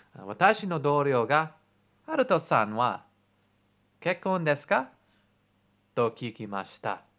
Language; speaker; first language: Japanese; non-native, learner; English